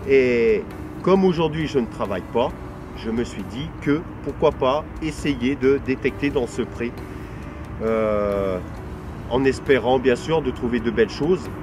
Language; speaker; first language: French; native; French